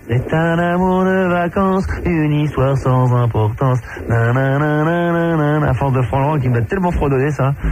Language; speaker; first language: French; native; French